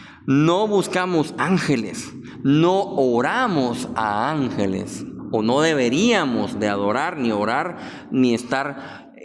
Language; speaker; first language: Spanish; native; Spanish